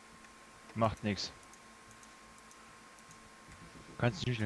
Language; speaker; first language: German; native; German